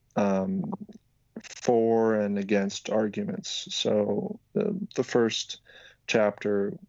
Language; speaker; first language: English; non-native, fluent; Slovak